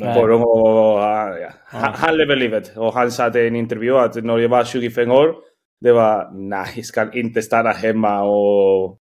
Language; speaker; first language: Swedish; non-native, fluent; Spanish